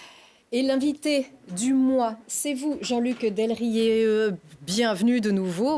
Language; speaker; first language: French; native; French